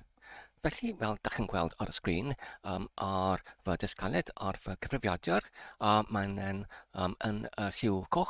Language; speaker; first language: Welsh; non-native, learner; English